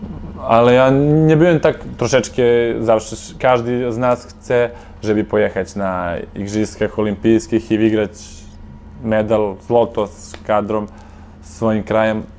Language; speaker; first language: Polish; non-native, fluent; Serbian